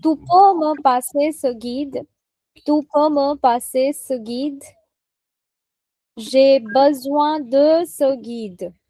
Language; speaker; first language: French; non-native, fluent; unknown